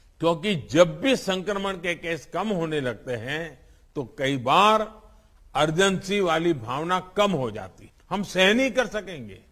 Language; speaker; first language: Hindi; non-native, local second language; Gujarati